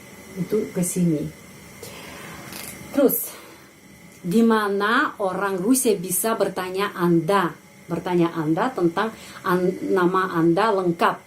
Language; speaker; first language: Indonesian; non-native, fluent; Russian